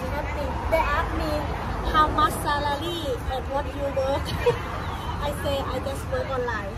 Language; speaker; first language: English; non-native, learner; Thai